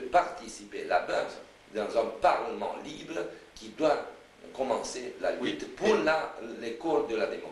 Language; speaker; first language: French; non-native, fluent; Romanian